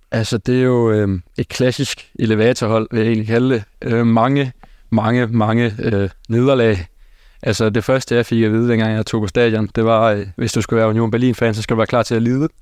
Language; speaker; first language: Danish; early bilingual, other home language; German